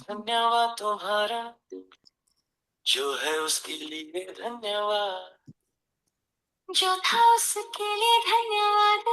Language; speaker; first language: Hindi; native; Hindi